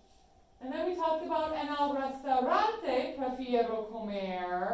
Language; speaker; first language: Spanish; non-native, fluent; English